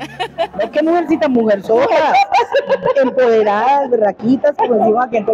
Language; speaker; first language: Spanish; native; Spanish